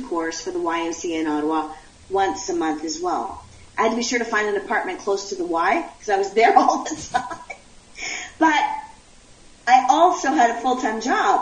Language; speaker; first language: English; native; English